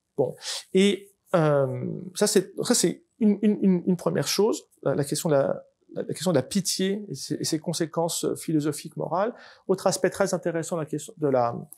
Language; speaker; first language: French; native; French